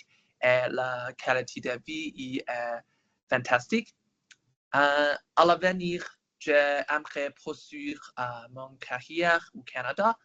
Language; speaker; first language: French; non-native, learner; Chinese